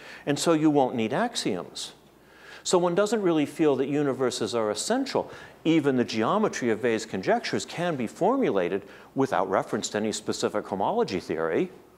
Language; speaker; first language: English; native; English